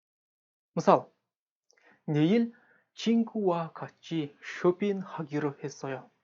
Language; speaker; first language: Korean; non-native, fluent; Kazakh